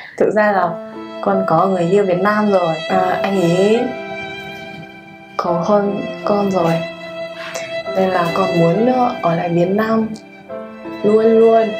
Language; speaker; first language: Vietnamese; non-native, learner; Japanese